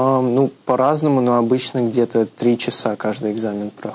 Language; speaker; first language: Russian; early bilingual, heritage; Russian